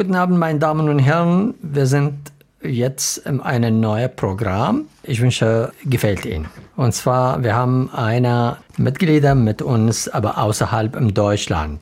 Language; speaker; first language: German; non-native, learner; Arabic